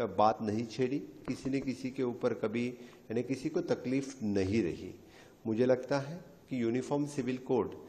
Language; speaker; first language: Hindi; non-native, local second language; Konkani